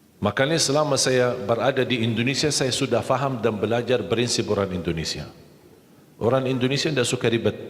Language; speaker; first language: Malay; non-native, fluent; Arabic